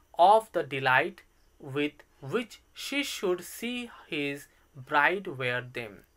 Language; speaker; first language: English; non-native, local second language; Bangla